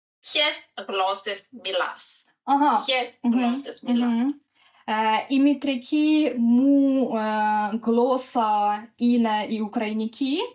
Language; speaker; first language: Greek; non-native, learner; Ukrainian